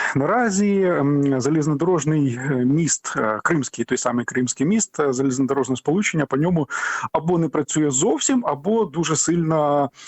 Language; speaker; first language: Ukrainian; native; Ukrainian